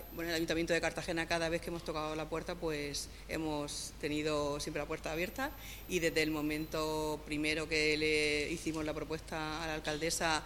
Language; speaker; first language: Spanish; native; Spanish